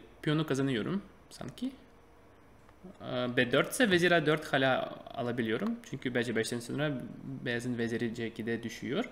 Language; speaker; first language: Turkish; non-native, fluent; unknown